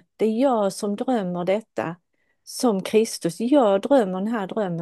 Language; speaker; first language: Swedish; non-native, fluent; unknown